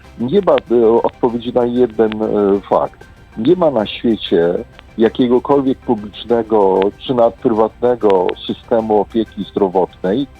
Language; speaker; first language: Polish; native; Polish